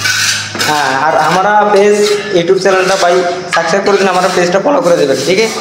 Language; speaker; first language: Hindi; non-native, learner; Bangla